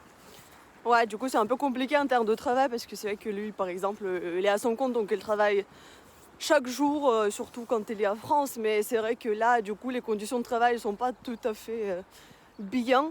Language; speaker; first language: French; non-native, fluent; Russian